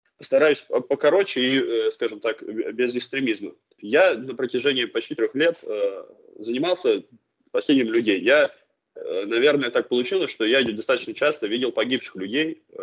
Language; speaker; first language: Russian; native; Russian